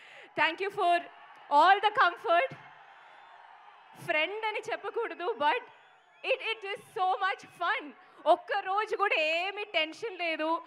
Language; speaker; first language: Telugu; non-native, learner; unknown